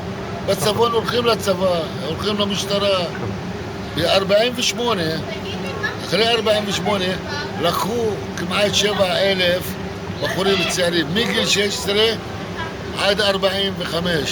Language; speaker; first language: Hebrew; non-native, local second language; Arabic